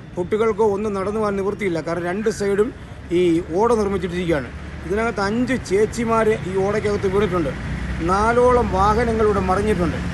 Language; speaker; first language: Malayalam; native; Malayalam